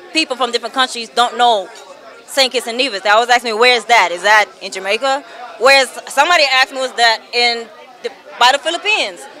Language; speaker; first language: English; native; English